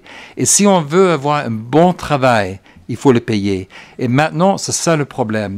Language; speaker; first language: French; non-native, fluent; English